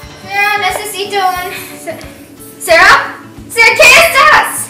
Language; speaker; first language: Spanish; non-native, learner; English